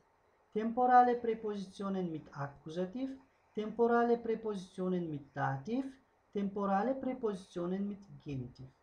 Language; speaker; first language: German; non-native, fluent; Uzbek